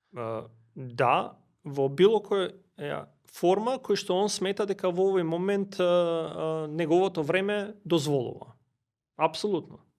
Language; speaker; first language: Macedonian; non-native, local second language; Albanian